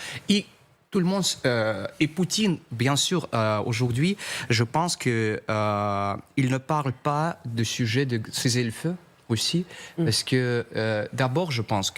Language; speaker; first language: French; non-native, fluent; Russian